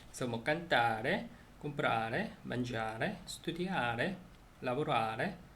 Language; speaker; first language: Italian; non-native, learner; Korean